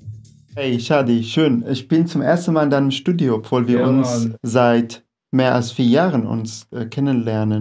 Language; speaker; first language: German; non-native, fluent; Arabic